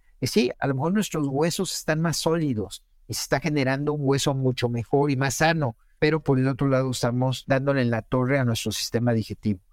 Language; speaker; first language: Spanish; native; Spanish